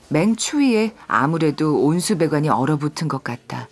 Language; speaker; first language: Korean; native; Korean